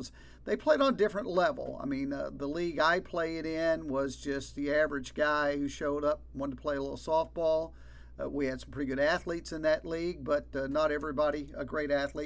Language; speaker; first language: English; native; English